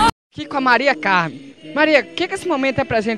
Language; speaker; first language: Portuguese; native; Portuguese